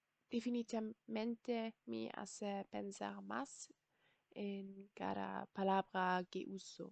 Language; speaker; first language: Spanish; non-native, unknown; German